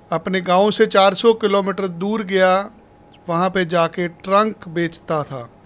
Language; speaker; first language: Hindi; native; Hindi